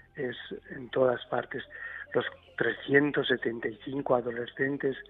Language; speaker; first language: Spanish; native; Spanish